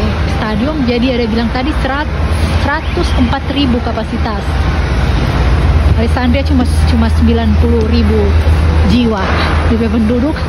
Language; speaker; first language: Indonesian; non-native, local second language; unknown